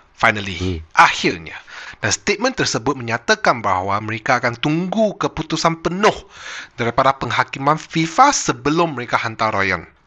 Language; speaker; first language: Malay; native; Malay